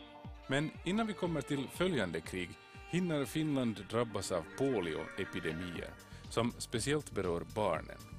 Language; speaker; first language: Swedish; native; Swedish